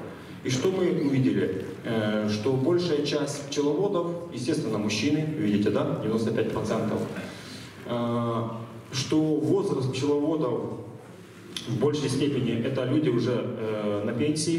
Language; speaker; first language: Russian; native; Russian